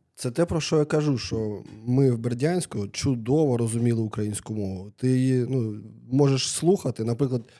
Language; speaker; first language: Ukrainian; non-native, local second language; Russian